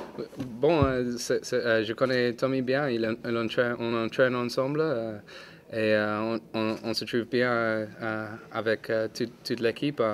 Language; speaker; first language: French; non-native, fluent; English